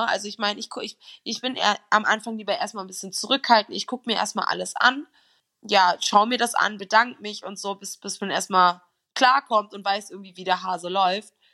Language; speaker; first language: German; native; German